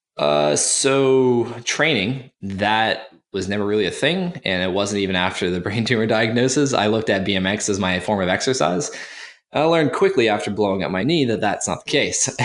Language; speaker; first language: English; native; English